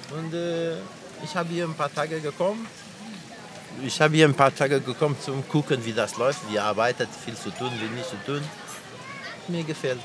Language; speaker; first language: German; non-native, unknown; Portuguese